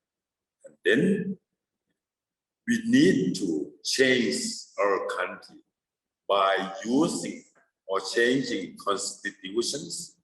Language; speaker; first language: English; non-native, fluent; Thai